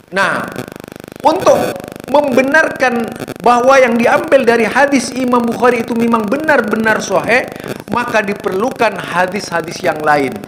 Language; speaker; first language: Indonesian; non-native, local second language; Madurese